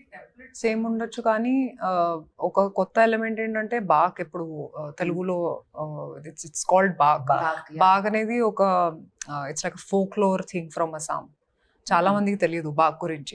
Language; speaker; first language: Telugu; non-native, fluent; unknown